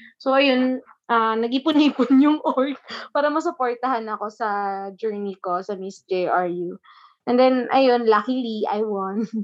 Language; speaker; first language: Filipino; non-native, local second language; Hiligaynon